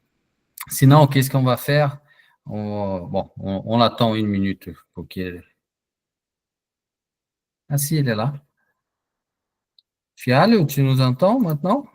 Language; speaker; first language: French; non-native, fluent; Portuguese